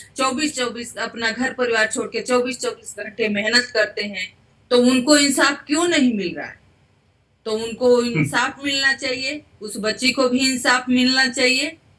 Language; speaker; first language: Hindi; native; Hindi